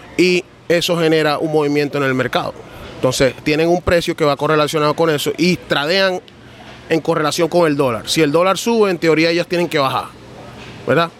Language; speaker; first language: Spanish; early bilingual, heritage; Spanish